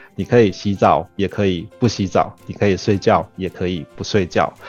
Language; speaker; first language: Chinese; early bilingual, heritage; Chinese